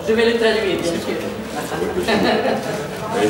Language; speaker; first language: French; non-native, fluent; Serbian